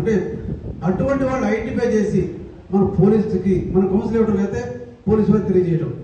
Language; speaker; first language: Telugu; native; Telugu